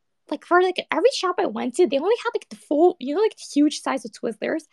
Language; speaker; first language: English; early bilingual, other home language; Japanese